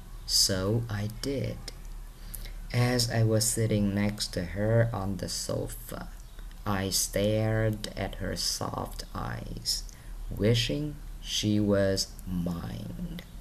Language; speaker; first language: English; non-native, fluent; Vietnamese